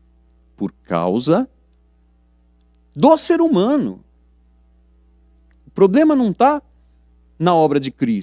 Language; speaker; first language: Portuguese; native; Portuguese